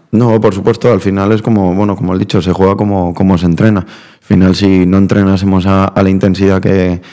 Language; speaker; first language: Spanish; native; Spanish